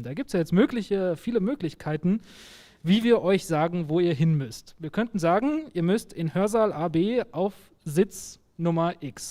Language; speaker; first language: German; native; German